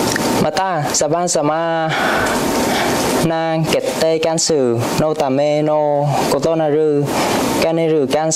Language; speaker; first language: Japanese; non-native, learner; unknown